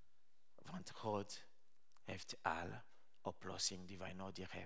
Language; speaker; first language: Dutch; non-native, learner; Rundi